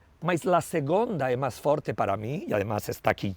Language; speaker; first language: Portuguese; non-native, learner; Spanish